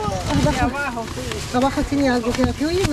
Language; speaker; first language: Spanish; non-native, learner; Filipino